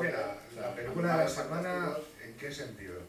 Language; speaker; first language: Spanish; native; Spanish